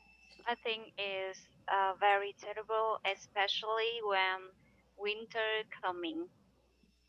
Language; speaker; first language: English; non-native, learner; Vietnamese